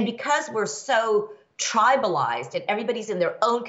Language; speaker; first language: English; early bilingual, other home language; Chinese